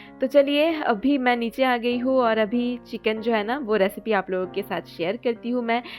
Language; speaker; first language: Hindi; non-native, local second language; Bangla